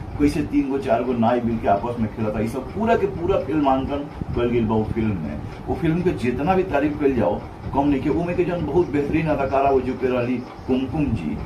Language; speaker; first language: Bhojpuri; native; Bhojpuri